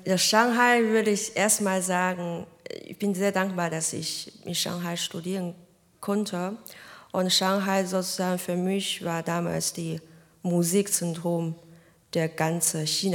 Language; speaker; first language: German; non-native, fluent; Chinese